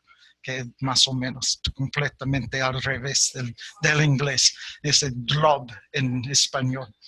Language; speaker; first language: Spanish; non-native, fluent; English